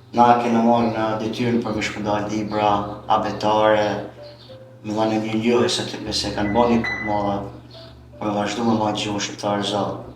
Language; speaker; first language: Albanian; early bilingual, heritage; Albanian